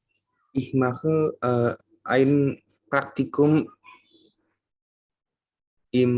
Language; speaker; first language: German; non-native, learner; Indonesian